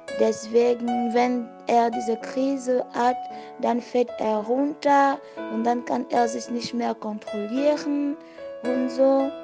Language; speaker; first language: German; non-native, fluent; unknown